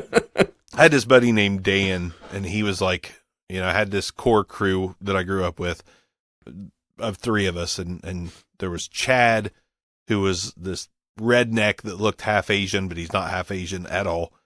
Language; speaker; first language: English; native; English